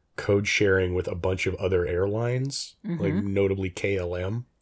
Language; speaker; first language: English; native; English